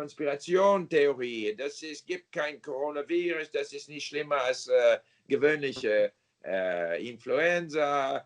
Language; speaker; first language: German; non-native, fluent; English